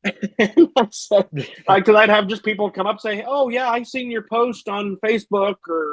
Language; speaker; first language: English; native; English